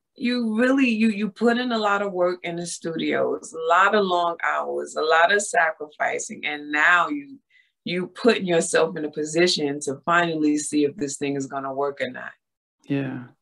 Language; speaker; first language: English; native; English